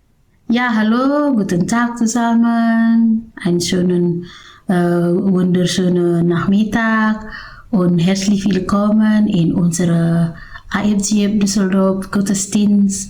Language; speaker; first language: German; non-native, learner; Indonesian